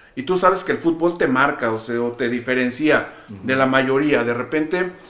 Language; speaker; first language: Spanish; native; Spanish